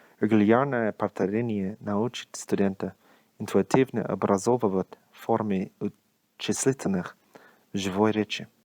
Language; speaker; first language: Russian; non-native, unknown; English